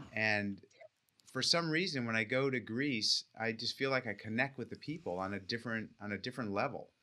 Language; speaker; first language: English; native; English